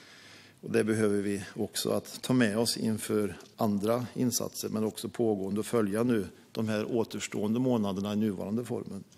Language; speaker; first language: Swedish; native; Swedish